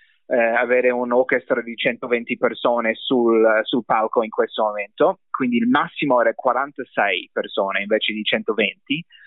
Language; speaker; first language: Italian; non-native, fluent; English